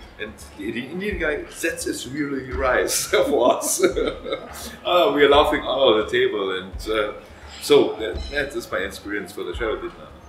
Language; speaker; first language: English; non-native, learner; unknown